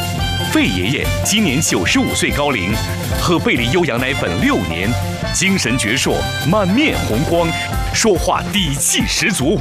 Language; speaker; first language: Chinese; native; Chinese